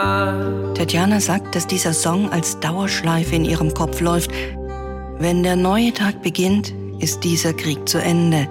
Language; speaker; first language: German; native; German